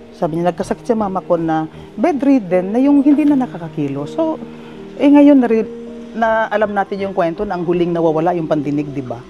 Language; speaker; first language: Filipino; non-native, local second language; Cebuano